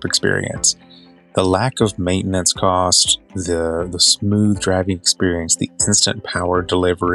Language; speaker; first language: English; native; English